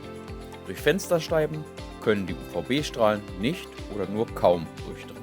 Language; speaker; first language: German; native; German